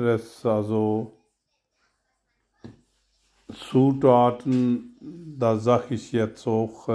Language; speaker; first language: German; non-native, learner; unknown